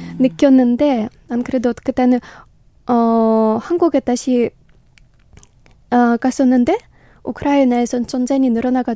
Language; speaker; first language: Korean; non-native, learner; Ukrainian